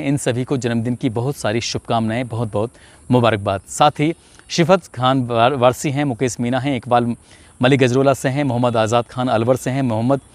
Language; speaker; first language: Hindi; native; Hindi